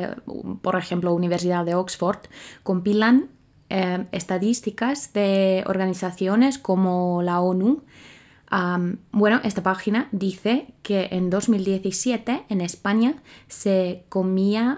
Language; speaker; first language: Spanish; non-native, fluent; Finnish